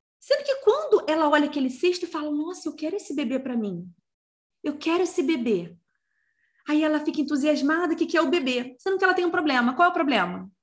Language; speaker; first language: Portuguese; native; Portuguese